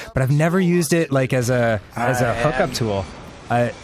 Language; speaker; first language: English; early bilingual, other home language; Hebrew